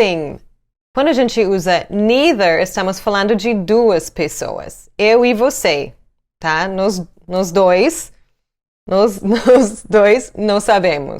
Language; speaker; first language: Portuguese; non-native, fluent; English